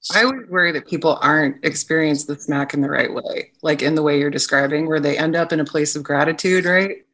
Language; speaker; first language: English; native; English